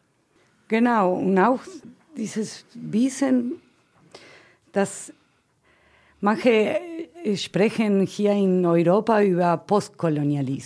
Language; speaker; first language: German; non-native, fluent; Spanish